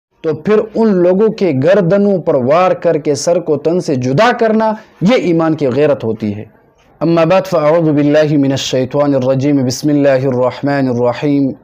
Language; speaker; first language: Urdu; non-native, local second language; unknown